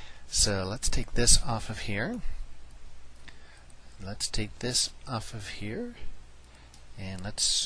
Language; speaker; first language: English; native; English